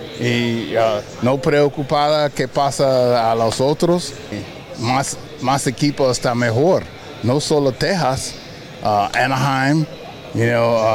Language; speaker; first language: Spanish; non-native, learner; English